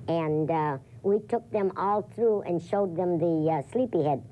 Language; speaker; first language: English; native; English